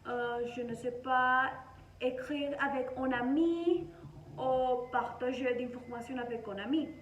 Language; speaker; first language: French; non-native, learner; Spanish